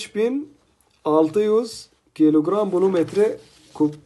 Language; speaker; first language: Turkish; non-native, fluent; Arabic